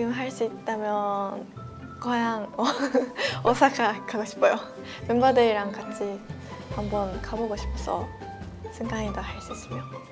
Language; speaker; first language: Korean; non-native, fluent; Japanese